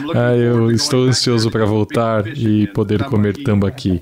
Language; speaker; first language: Portuguese; non-native, fluent; English